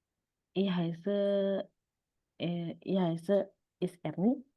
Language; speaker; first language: German; non-native, learner; Indonesian